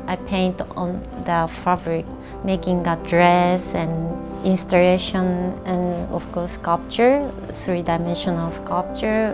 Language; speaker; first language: English; non-native, learner; Japanese